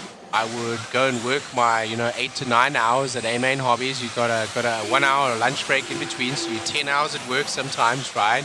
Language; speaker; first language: English; native; English